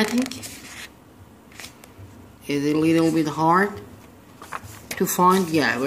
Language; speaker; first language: English; non-native, learner; Persian